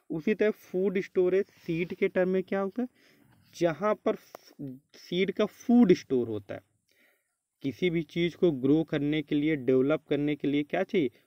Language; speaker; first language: Hindi; native; Hindi